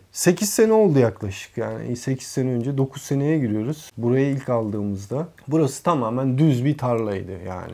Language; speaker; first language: Turkish; early bilingual, heritage; Turkish